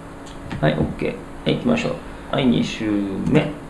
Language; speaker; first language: Japanese; native; Japanese